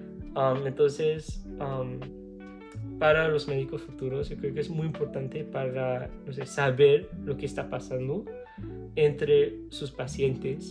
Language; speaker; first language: Spanish; non-native, learner; English